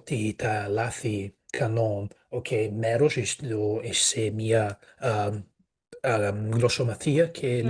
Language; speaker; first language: Greek; non-native, fluent; Portuguese